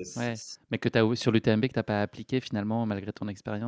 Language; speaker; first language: French; native; French